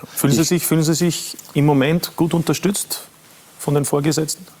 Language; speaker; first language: German; native; German